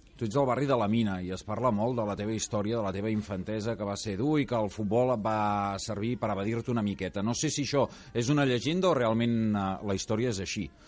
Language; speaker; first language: Catalan; native; Catalan